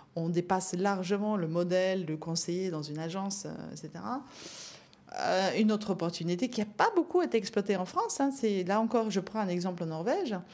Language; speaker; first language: French; non-native, fluent; Norwegian